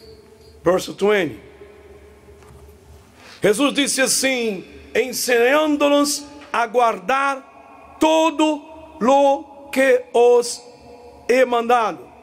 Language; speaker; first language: Portuguese; non-native, learner; Spanish